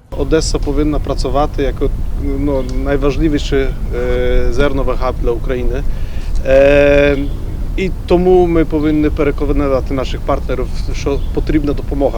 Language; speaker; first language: Ukrainian; non-native, fluent; Polish